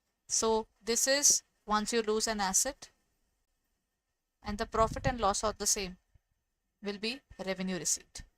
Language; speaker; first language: English; non-native, local second language; Hindi